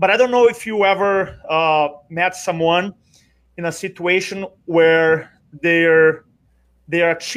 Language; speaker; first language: English; non-native, fluent; Portuguese